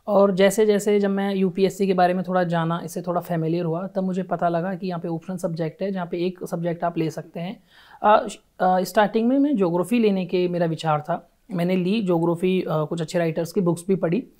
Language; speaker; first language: Hindi; native; Hindi